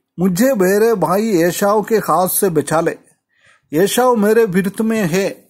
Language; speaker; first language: Hindi; non-native, local second language; Malayalam